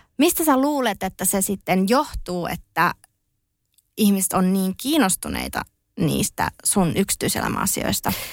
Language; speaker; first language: Finnish; native; Finnish